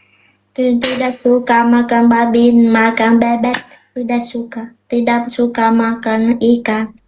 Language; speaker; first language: Indonesian; non-native, learner; Vietnamese